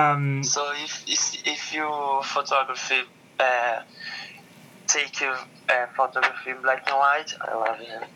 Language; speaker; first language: English; non-native, learner; Portuguese